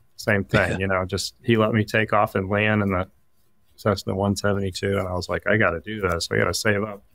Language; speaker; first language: English; native; English